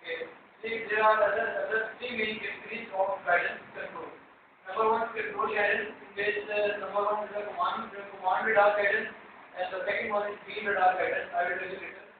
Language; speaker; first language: English; non-native, learner; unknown